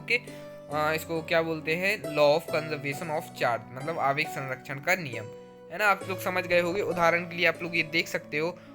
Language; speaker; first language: Hindi; native; Hindi